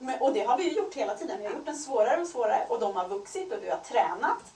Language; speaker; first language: Swedish; native; Swedish